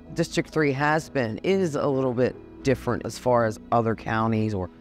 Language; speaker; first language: English; native; English